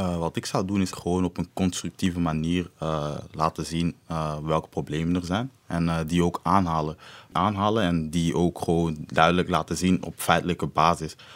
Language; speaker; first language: Dutch; early bilingual, other home language; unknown